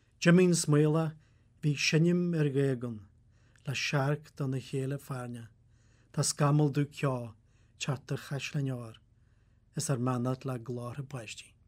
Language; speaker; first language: Irish; native; Irish